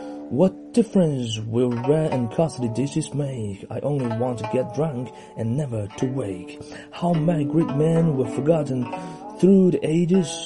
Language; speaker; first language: English; non-native, fluent; Chinese